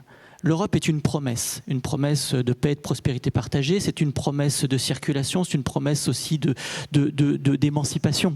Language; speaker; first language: French; native; French